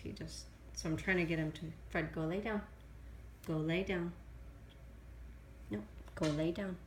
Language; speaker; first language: English; native; English